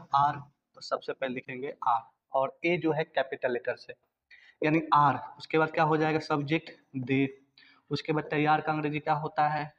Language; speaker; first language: Hindi; native; Hindi